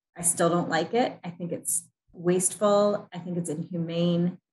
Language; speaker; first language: English; native; English